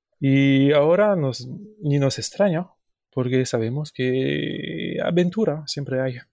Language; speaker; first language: Spanish; non-native, fluent; French